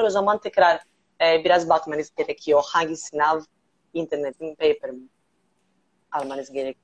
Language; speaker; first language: Turkish; non-native, learner; Greek